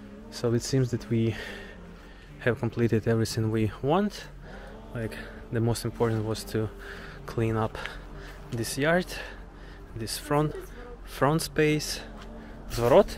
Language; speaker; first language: English; non-native, fluent; Ukrainian